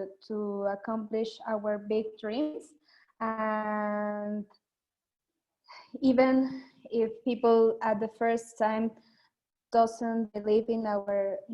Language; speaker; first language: English; non-native, learner; Spanish